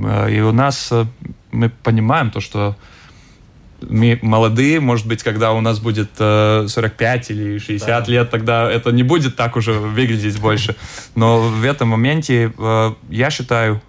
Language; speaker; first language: Russian; non-native, local second language; Latvian